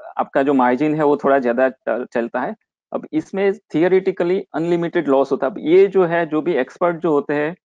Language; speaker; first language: Hindi; non-native, local second language; Gujarati